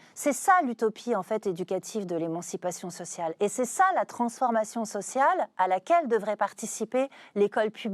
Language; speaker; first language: French; native; French